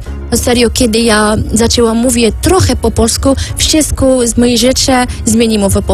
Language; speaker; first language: Polish; non-native, learner; Arabic